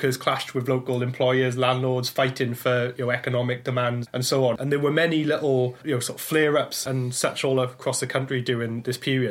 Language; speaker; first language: English; native; English